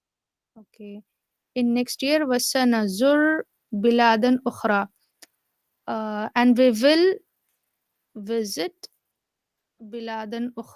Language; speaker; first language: Arabic; non-native, learner; Urdu